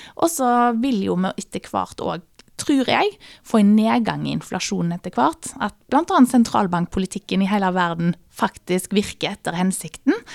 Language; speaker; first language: Norwegian; native; Norwegian